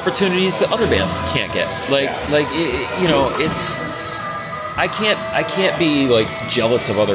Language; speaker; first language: English; native; English